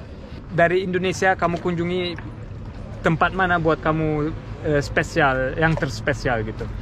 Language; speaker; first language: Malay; early bilingual, heritage; Indonesian